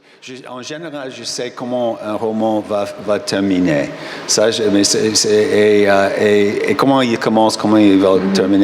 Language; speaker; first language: French; non-native, fluent; English